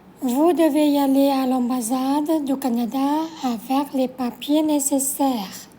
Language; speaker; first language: French; non-native, fluent; Thai